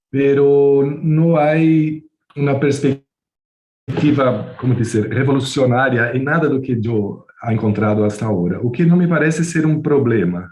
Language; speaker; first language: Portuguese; non-native, fluent; Spanish